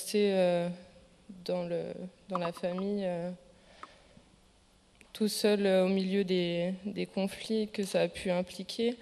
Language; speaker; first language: French; native; French